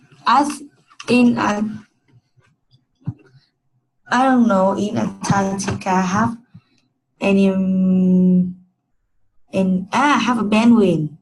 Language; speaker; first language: English; non-native, learner; Vietnamese